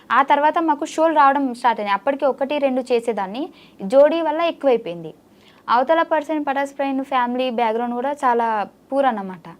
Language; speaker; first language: Telugu; native; Telugu